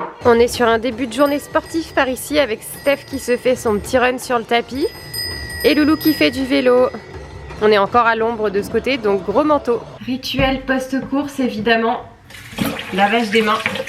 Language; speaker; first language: French; native; French